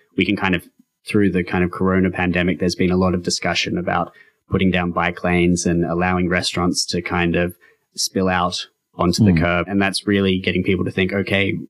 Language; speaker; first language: English; native; English